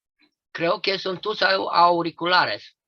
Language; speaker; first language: Spanish; non-native, fluent; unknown